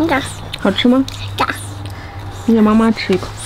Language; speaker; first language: Chinese; native; Chinese